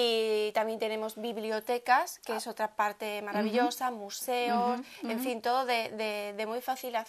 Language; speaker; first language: Spanish; native; Spanish